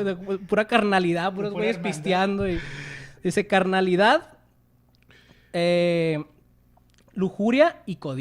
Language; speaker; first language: Spanish; native; Spanish